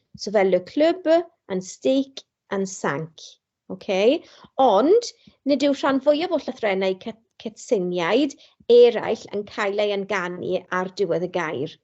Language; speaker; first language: Welsh; non-native, local second language; English